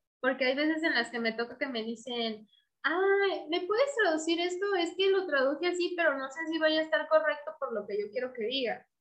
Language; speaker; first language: Spanish; native; Spanish